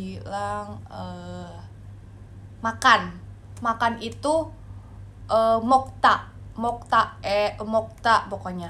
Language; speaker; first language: Indonesian; native; Indonesian